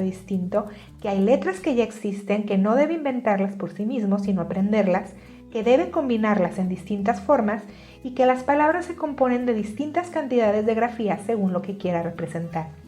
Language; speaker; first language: Spanish; native; Spanish